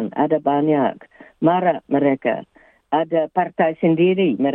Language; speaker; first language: Indonesian; early bilingual, heritage; English